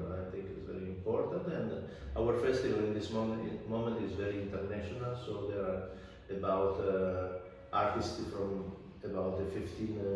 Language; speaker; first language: English; non-native, fluent; Italian